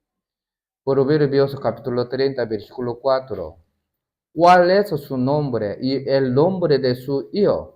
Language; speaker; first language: Spanish; non-native, learner; Korean